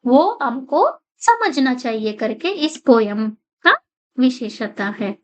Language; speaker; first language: Hindi; non-native, local second language; Kannada